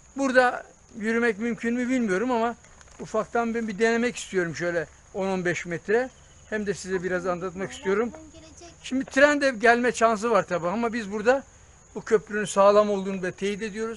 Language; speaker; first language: Turkish; native; Turkish